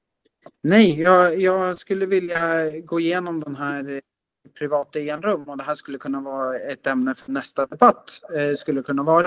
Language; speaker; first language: Swedish; native; Swedish